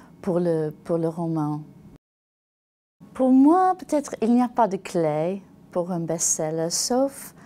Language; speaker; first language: French; non-native, learner; English